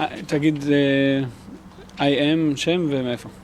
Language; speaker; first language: Hebrew; native; Hebrew